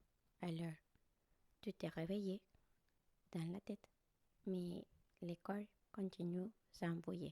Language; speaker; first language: French; non-native, learner; Spanish